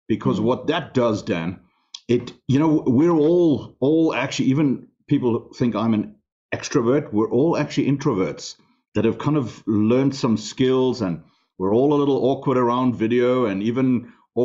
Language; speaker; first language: English; non-native, local second language; German